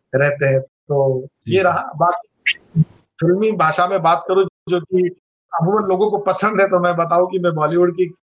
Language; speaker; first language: Hindi; non-native, local second language; Marathi